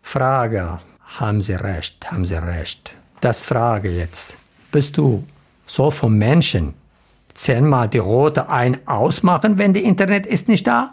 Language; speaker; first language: German; non-native, learner; Arabic